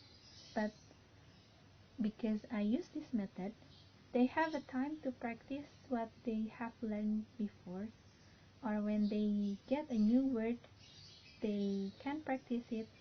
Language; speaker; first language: English; non-native, learner; Indonesian